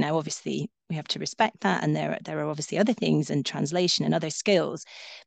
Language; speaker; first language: English; native; English